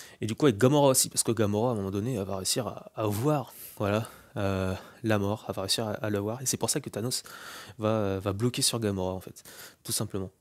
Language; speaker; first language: French; native; French